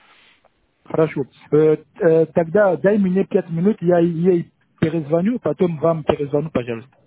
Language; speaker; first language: Russian; non-native, fluent; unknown